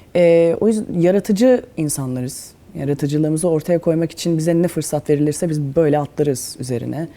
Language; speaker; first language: Turkish; native; Turkish